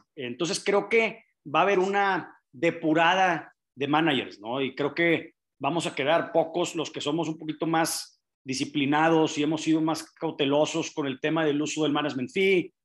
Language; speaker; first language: Spanish; native; Spanish